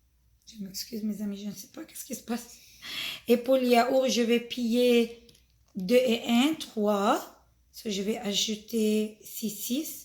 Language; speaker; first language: French; non-native, fluent; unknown